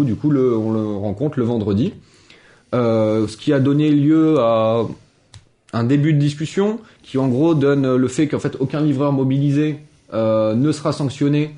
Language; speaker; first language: French; native; French